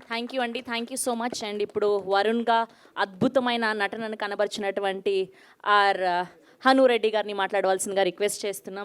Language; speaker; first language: Telugu; native; Telugu